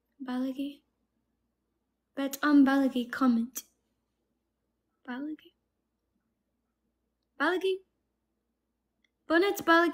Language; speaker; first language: Amharic; non-native, learner; English